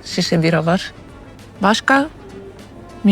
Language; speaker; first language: Turkish; non-native, learner; Russian